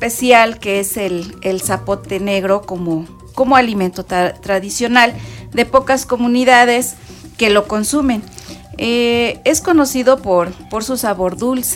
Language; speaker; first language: Spanish; non-native, local second language; Nahuatl languages